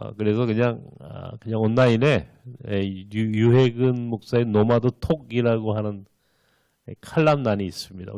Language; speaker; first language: Korean; native; Korean